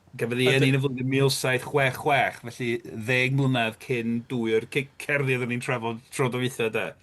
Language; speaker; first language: Welsh; native; Welsh